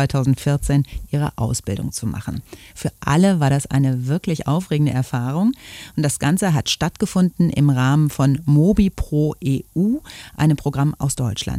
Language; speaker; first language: German; native; German